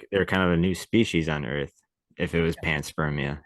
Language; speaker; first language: English; native; English